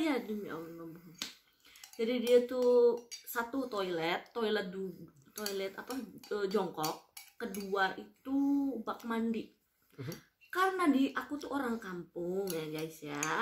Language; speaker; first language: Indonesian; non-native, local second language; Javanese